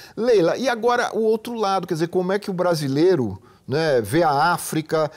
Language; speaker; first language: Portuguese; native; Portuguese